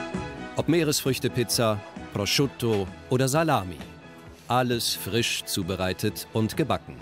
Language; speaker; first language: German; native; German